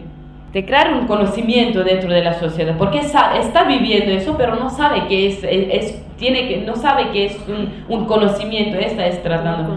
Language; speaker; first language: Spanish; non-native, fluent; Kurdish